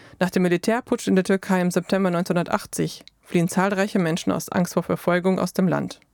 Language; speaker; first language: German; native; German